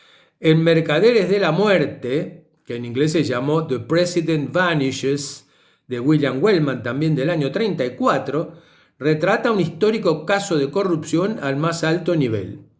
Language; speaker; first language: Spanish; native; Spanish